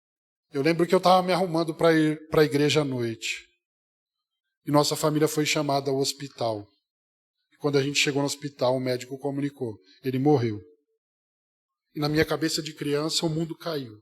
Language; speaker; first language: Portuguese; native; Portuguese